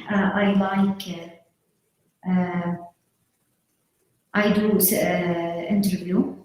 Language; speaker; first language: English; non-native, learner; Arabic